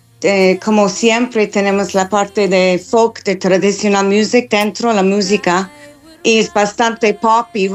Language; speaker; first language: Spanish; non-native, learner; English